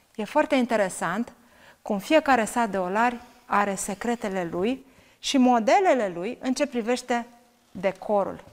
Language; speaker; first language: Romanian; native; Romanian